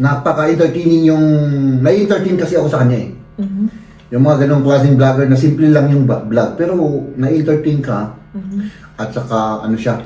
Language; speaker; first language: Filipino; non-native, fluent; German